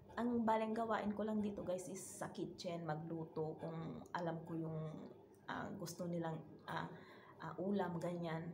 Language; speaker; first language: Filipino; native; Filipino